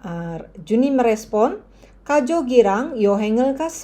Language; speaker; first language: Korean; non-native, fluent; Indonesian